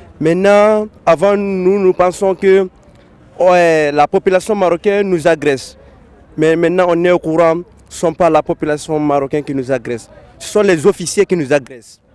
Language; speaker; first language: French; non-native, local second language; Fula